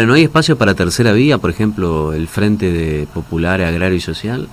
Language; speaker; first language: Spanish; native; Spanish